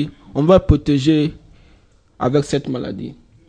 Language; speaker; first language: French; non-native, learner; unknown